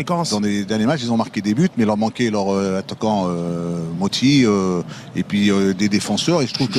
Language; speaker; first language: French; native; French